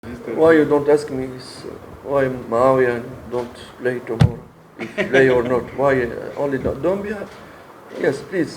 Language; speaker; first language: English; non-native, learner; French